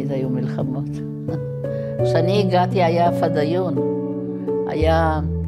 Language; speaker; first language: Hebrew; non-native, fluent; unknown